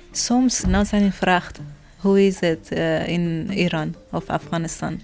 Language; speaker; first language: Dutch; non-native, learner; Persian